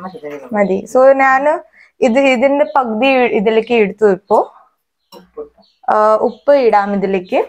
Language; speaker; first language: Malayalam; non-native, learner; Hindi